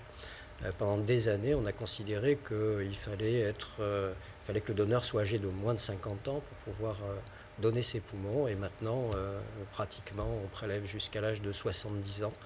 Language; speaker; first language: French; native; French